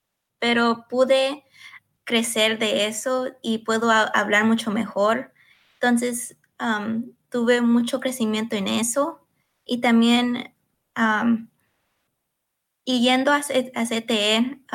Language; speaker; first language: Spanish; early bilingual, heritage; Spanish